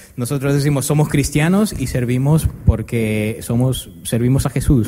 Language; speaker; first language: Spanish; native; Spanish